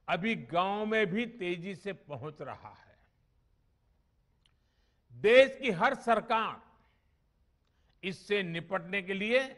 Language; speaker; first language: Hindi; non-native, local second language; Gujarati